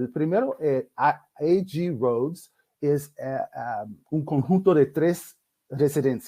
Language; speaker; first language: Spanish; non-native, fluent; English